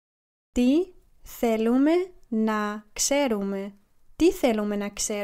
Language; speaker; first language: Greek; non-native, learner; English